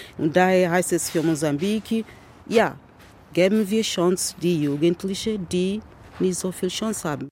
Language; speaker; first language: German; non-native, fluent; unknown